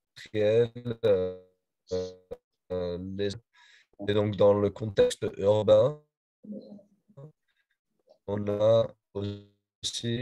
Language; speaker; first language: French; non-native, learner; Spanish